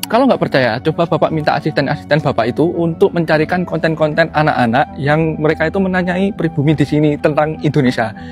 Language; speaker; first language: Indonesian; native; Indonesian